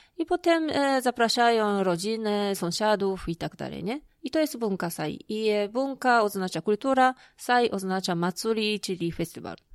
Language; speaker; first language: Polish; non-native, fluent; Japanese